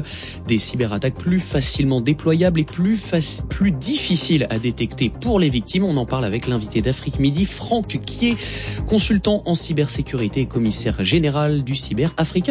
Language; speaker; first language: French; native; French